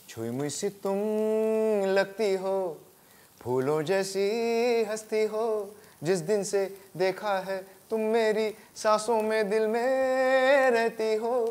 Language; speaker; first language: Hindi; non-native, local second language; Marathi